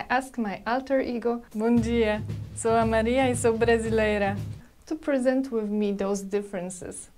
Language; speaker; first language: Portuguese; non-native, fluent; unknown